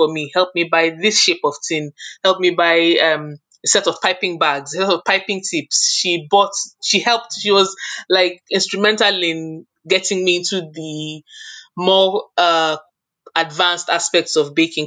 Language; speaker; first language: English; non-native, local second language; Yoruba